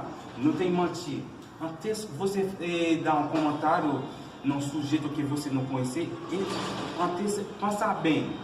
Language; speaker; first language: Portuguese; non-native, learner; Haitian Creole